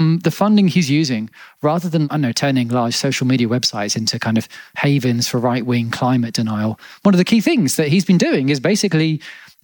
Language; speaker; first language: English; native; English